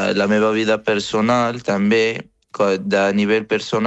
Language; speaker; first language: Catalan; non-native, fluent; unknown